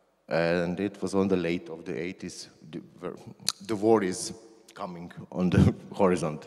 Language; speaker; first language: English; non-native, learner; Croatian